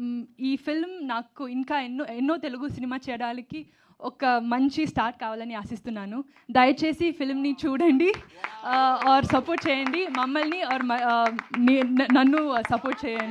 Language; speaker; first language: Telugu; non-native, learner; Tamil